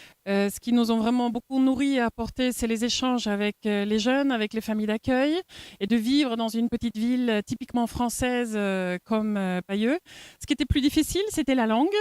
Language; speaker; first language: French; non-native, fluent; Norwegian